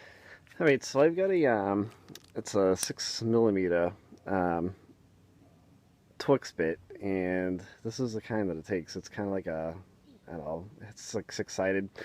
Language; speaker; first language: English; native; English